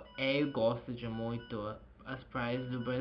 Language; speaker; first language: Portuguese; non-native, learner; Azerbaijani